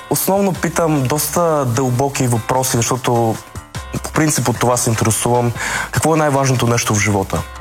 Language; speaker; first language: Bulgarian; early bilingual, other home language; Russian